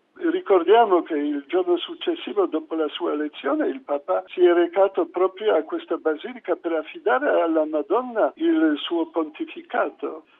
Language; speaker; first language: Italian; non-native, fluent; Polish